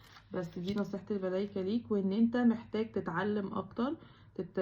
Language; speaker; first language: Arabic; native; Arabic